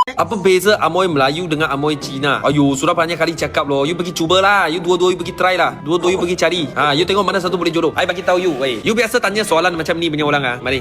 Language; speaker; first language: Malay; non-native, local second language; Chinese